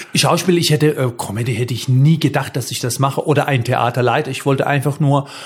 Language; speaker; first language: German; non-native, fluent; Croatian